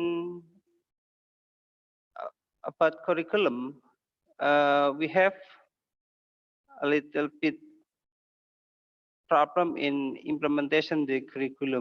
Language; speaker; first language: English; non-native, learner; Indonesian